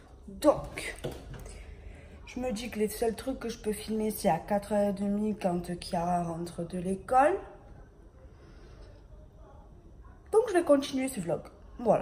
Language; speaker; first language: French; native; French